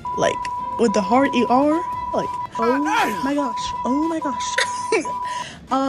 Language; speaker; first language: English; native; English